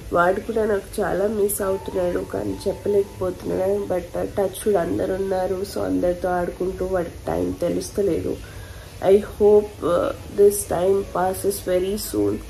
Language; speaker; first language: Telugu; native; Telugu